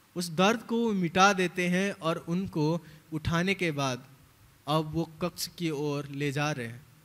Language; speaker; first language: Hindi; native; Hindi